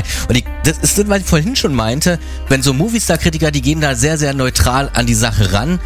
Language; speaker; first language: German; native; German